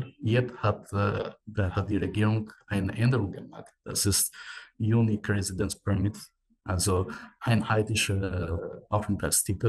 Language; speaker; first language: German; non-native, fluent; Albanian